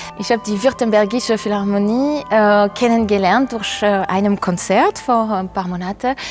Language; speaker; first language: German; non-native, fluent; French